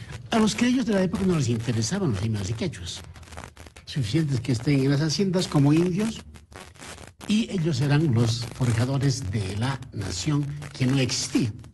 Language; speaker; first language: Spanish; non-native, local second language; Aymara